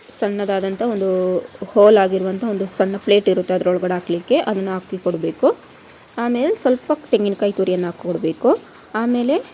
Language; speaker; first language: Kannada; non-native, local second language; Kodava